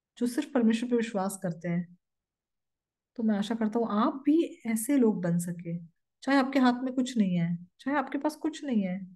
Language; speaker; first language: Hindi; non-native, fluent; Korean